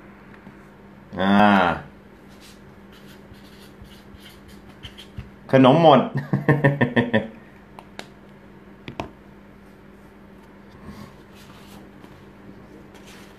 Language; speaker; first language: Thai; non-native, fluent; English